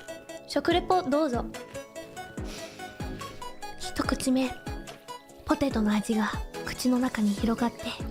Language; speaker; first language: Japanese; non-native, learner; English